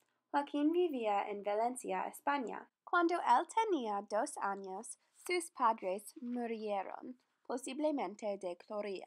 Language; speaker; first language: Spanish; non-native, learner; English